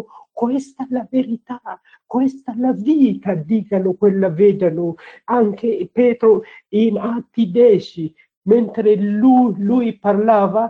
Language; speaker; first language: Italian; non-native, learner; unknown